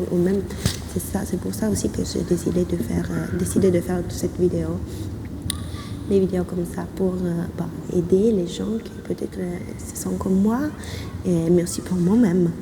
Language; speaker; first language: French; non-native, fluent; Italian